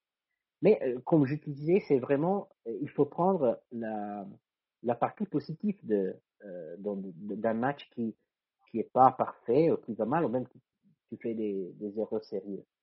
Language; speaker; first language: French; non-native, fluent; Italian